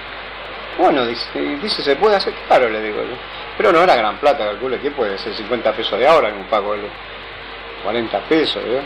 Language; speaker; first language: Spanish; native; Spanish